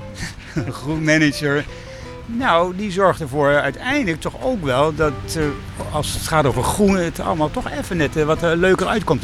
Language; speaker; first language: Dutch; native; Dutch